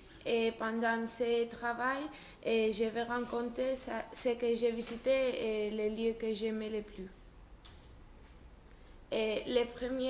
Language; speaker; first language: French; non-native, learner; Spanish